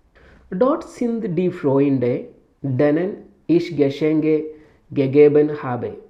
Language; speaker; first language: German; non-native, fluent; Malayalam